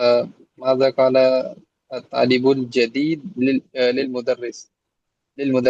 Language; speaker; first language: Arabic; non-native, learner; Urdu